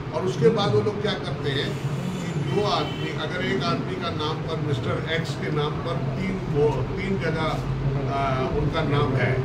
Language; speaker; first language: Hindi; non-native, local second language; Bangla